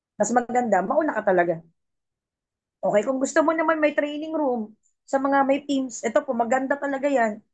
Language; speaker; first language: Filipino; non-native, local second language; Cebuano